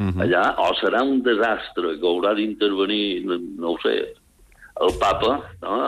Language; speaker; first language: Catalan; native; Catalan